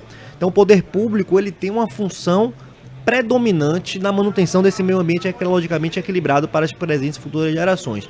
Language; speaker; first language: Portuguese; native; Portuguese